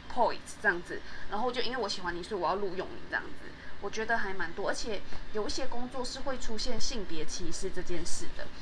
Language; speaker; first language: Chinese; native; Chinese